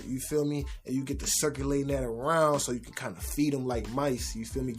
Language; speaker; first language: English; native; English